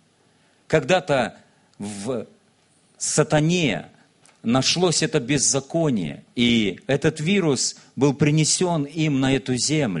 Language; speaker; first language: Russian; native; Russian